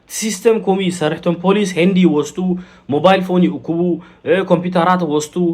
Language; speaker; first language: Tigrinya; early bilingual, heritage; Tigrinya